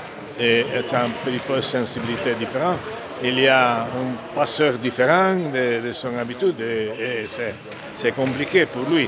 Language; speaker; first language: French; non-native, learner; Italian